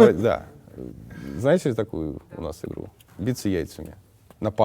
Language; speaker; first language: Russian; native; Russian